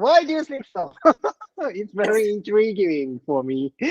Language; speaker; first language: English; non-native, learner; Japanese